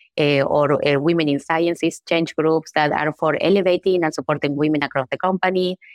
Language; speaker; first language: English; non-native, fluent; Spanish